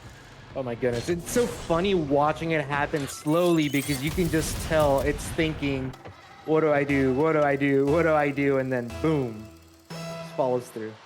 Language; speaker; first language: English; native; English